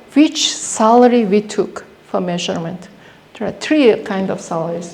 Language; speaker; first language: English; non-native, fluent; Mongolian